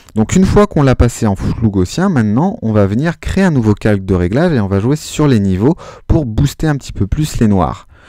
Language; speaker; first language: French; native; French